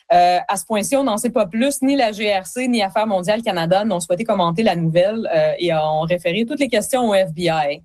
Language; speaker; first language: French; native; French